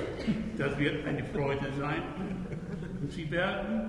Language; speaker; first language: German; non-native, fluent; Spanish